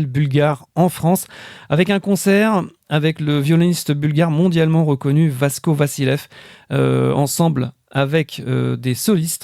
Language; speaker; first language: French; native; French